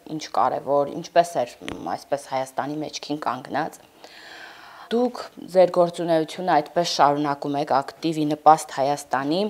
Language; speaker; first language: Armenian; native; Armenian